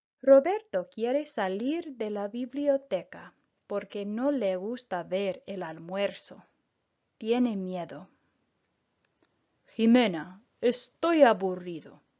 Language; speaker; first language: Spanish; non-native, fluent; English